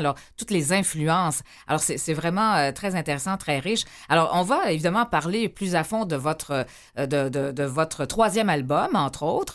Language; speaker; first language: French; native; French